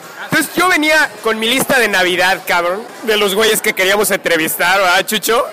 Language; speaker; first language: Spanish; native; Spanish